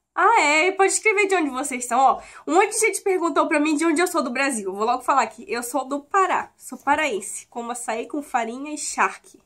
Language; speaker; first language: Portuguese; native; Portuguese